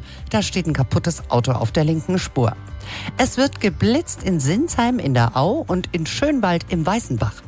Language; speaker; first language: German; native; German